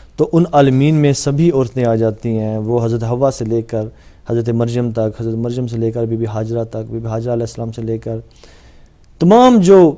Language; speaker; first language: Urdu; non-native, local second language; Punjabi